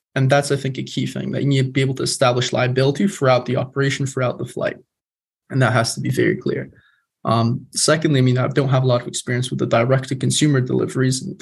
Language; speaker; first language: English; non-native, fluent; Polish